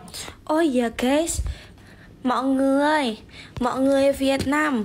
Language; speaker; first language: Vietnamese; non-native, learner; Indonesian